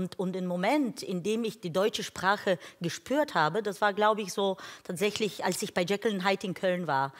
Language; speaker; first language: German; non-native, fluent; Bulgarian